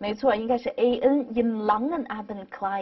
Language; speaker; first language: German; non-native, fluent; Chinese